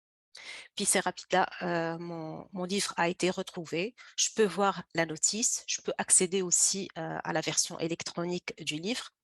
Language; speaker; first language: French; native; French